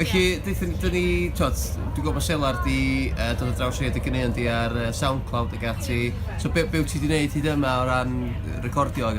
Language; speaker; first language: Welsh; native; Welsh